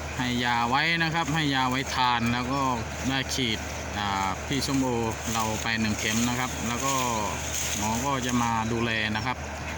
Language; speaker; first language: Thai; non-native, local second language; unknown